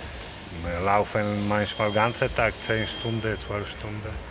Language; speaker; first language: German; non-native, learner; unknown